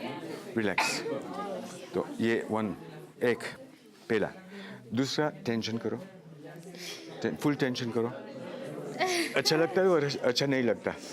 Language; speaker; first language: Hindi; non-native, learner; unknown